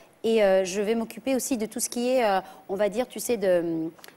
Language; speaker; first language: French; early bilingual, other home language; English